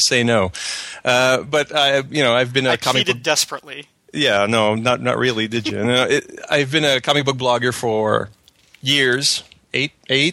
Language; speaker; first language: English; non-native, fluent; French